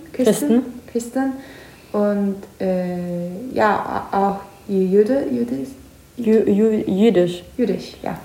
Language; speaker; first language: German; non-native, learner; Turkish